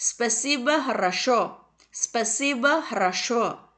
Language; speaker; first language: Russian; non-native, fluent; Korean